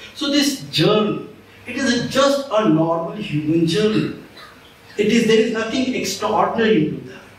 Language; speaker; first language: English; non-native, local second language; Marathi